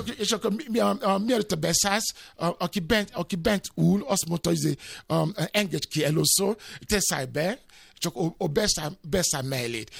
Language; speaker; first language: Hungarian; non-native, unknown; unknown